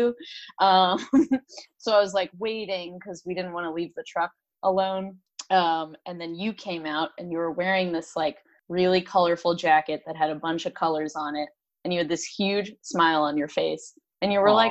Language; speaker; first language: English; native; English